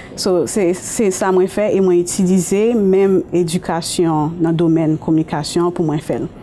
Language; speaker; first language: Haitian Creole; native; Haitian Creole